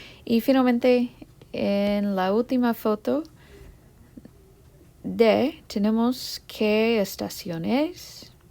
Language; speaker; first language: Spanish; non-native, fluent; English